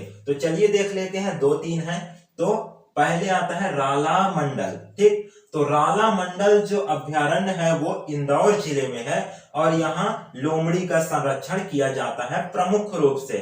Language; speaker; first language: Hindi; native; Hindi